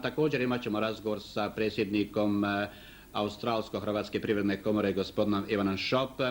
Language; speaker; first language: Croatian; native; Croatian